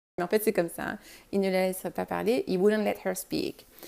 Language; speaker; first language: French; native; French